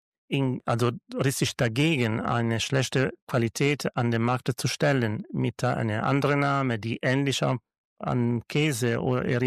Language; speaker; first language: German; non-native, learner; Italian